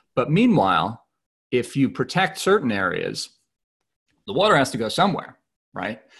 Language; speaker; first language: English; native; English